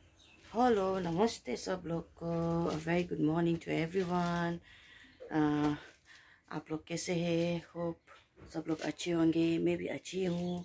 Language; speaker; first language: Hindi; non-native, local second language; Nepali